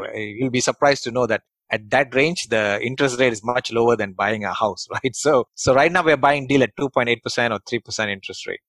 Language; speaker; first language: English; non-native, local second language; Tamil